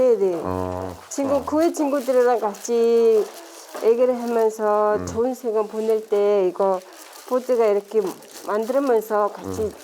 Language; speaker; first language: Korean; non-native, learner; Mongolian